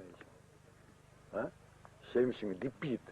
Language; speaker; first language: English; non-native, learner; Japanese